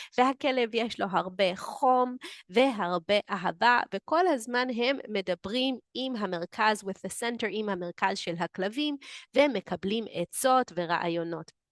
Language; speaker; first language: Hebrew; native; Hebrew